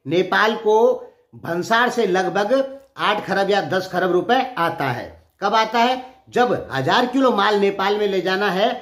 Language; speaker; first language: Hindi; native; Hindi